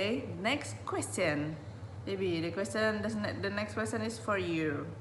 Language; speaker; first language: English; non-native, learner; Indonesian